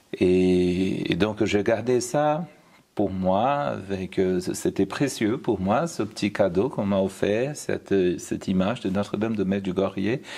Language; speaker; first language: French; non-native, fluent; Portuguese